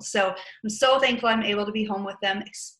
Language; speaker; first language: English; native; English